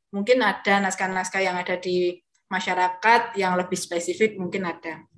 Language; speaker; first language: Indonesian; non-native, local second language; Javanese